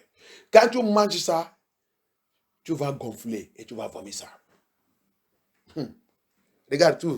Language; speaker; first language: French; non-native, learner; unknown